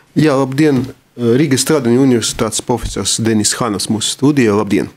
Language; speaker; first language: Latvian; native; Latvian